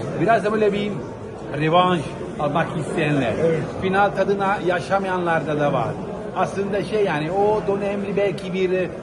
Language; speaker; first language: Turkish; non-native, fluent; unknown